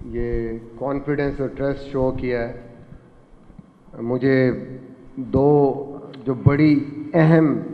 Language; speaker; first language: Urdu; non-native, local second language; Punjabi